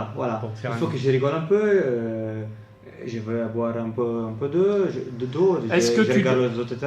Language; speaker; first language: French; non-native, fluent; Italian